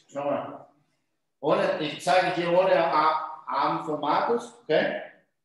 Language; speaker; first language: German; non-native, fluent; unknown